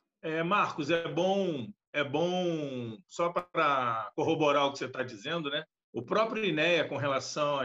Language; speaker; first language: Portuguese; native; Portuguese